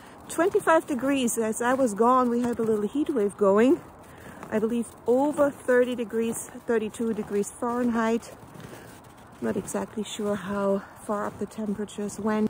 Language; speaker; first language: English; non-native, fluent; German